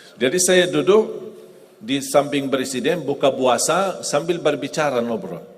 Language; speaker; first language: Indonesian; non-native, fluent; Arabic